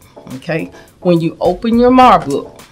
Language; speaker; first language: English; native; English